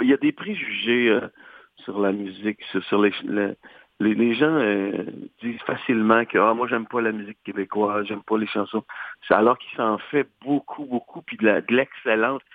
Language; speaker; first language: French; native; French